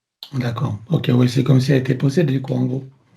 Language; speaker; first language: French; native; French